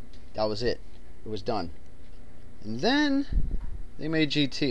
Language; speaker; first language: English; native; English